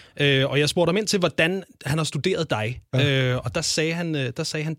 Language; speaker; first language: Danish; native; Danish